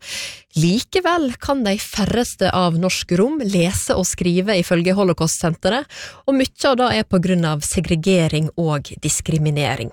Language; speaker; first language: Norwegian; native; Norwegian